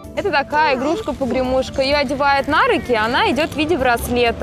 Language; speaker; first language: Russian; native; Russian